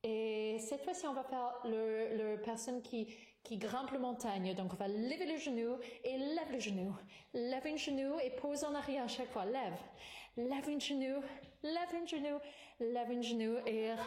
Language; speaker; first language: French; non-native, fluent; English